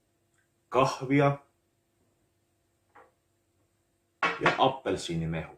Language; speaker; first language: Finnish; native; Finnish